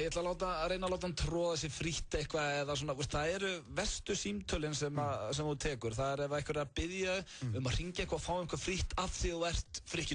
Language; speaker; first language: Icelandic; native; Icelandic